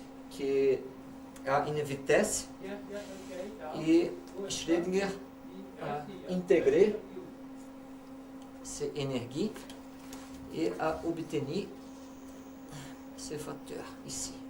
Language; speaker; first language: French; non-native, learner; Portuguese